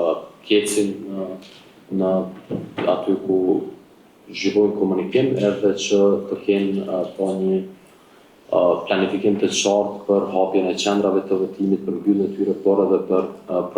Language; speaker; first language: Albanian; native; Albanian